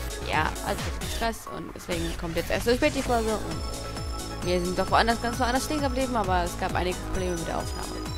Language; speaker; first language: German; native; German